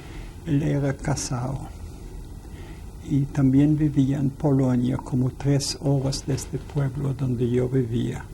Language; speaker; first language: Spanish; non-native, fluent; Yiddish